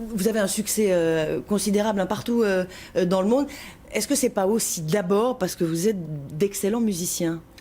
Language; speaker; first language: French; native; French